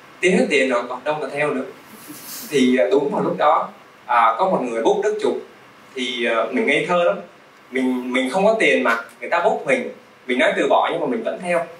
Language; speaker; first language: Vietnamese; early bilingual, other home language; Russian